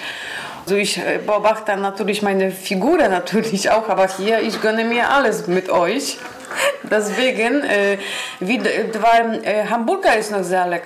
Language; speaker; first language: German; non-native, learner; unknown